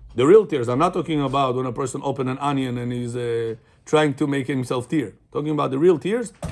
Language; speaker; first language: English; non-native, fluent; Russian